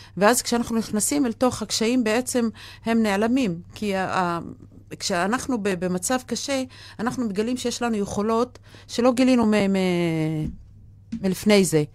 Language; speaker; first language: Hebrew; non-native, local second language; Arabic